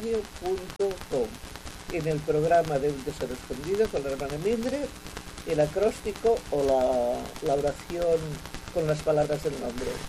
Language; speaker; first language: Spanish; non-native, local second language; Catalan